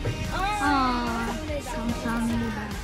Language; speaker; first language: Korean; non-native, learner; Filipino